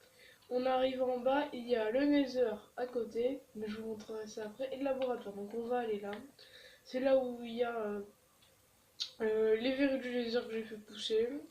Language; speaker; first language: French; native; French